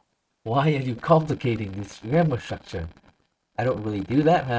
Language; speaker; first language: English; non-native, fluent; Vietnamese